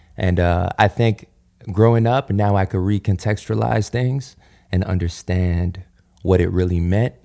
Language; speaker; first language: English; early bilingual, other home language; Yoruba